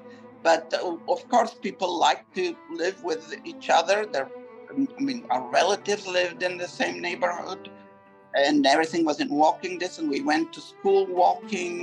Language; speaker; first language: English; non-native, fluent; Turkish